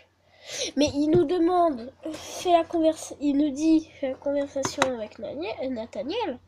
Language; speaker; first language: French; native; French